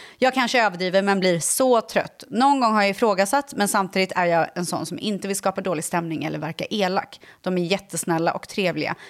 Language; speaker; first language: Swedish; native; Swedish